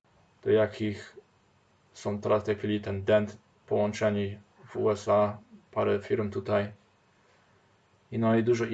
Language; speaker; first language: Polish; early bilingual, heritage; Polish